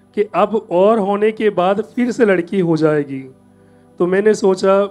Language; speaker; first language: Hindi; native; Hindi